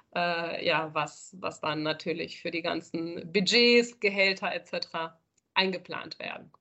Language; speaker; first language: German; early bilingual, other home language; Spanish